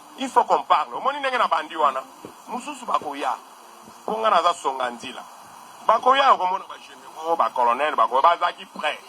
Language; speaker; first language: Lingala; non-native, local second language; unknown